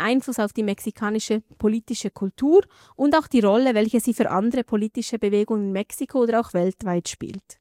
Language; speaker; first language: German; native; German